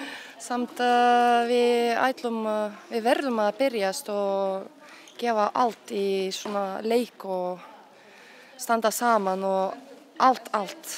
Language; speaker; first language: Icelandic; non-native, learner; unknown